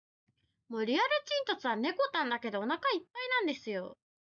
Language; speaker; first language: Japanese; native; Japanese